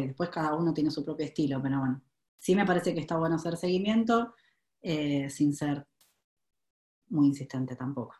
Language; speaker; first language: Spanish; native; Spanish